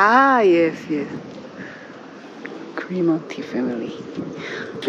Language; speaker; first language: English; non-native, learner; Korean